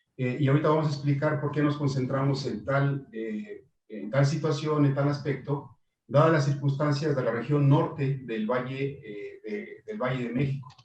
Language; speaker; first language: Spanish; native; Spanish